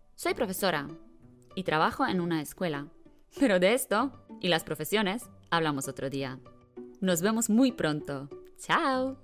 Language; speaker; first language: Spanish; non-native, fluent; Polish